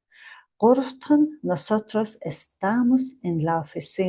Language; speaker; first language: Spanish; non-native, fluent; Mongolian